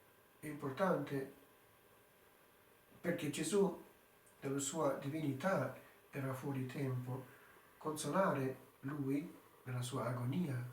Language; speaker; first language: Italian; non-native, fluent; English